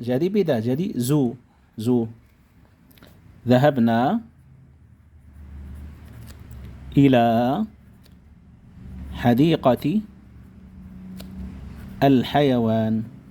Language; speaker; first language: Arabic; non-native, fluent; Indonesian